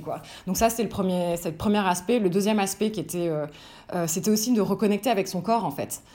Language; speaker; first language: French; native; French